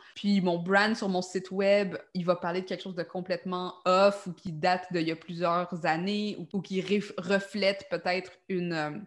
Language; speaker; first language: French; native; French